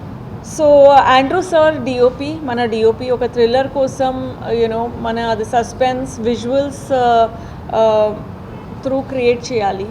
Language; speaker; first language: Telugu; non-native, fluent; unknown